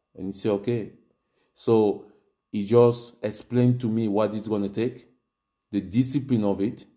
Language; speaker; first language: English; non-native, local second language; French